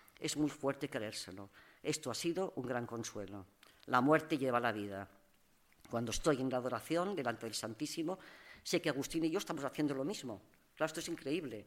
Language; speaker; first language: Spanish; non-native, local second language; Catalan